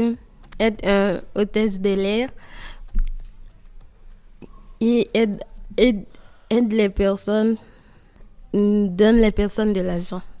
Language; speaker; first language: French; non-native, learner; Haitian Creole